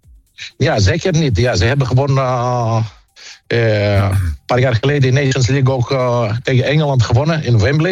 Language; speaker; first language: Dutch; non-native, fluent; Greek